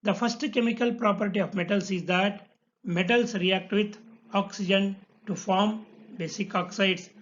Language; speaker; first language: English; non-native, local second language; Kannada